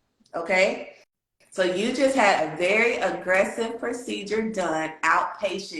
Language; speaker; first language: English; native; English